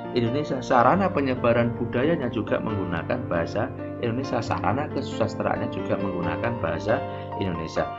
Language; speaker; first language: Malay; non-native, local second language; Javanese